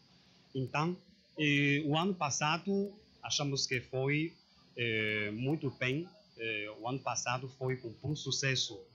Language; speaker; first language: Portuguese; non-native, learner; Chinese